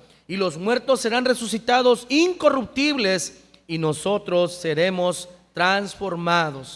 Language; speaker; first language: Spanish; native; Spanish